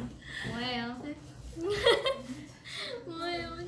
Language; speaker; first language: Korean; non-native, fluent; Japanese